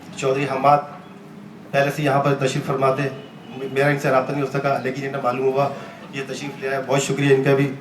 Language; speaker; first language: Urdu; native; Urdu